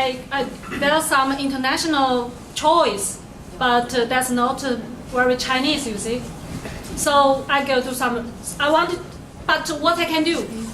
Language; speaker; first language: English; non-native, learner; Chinese